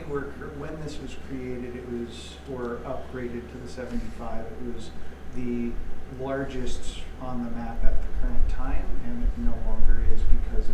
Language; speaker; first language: English; native; English